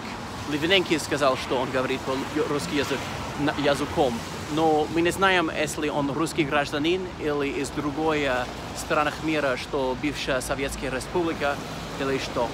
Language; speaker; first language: Russian; non-native, learner; English